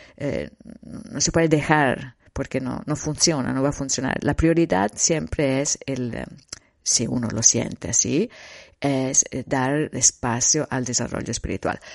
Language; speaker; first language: Spanish; non-native, fluent; Italian